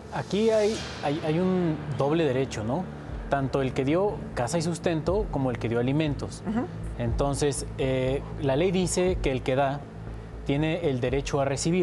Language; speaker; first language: Spanish; native; Spanish